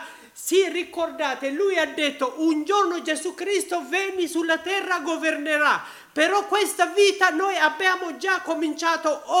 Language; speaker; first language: Italian; non-native, learner; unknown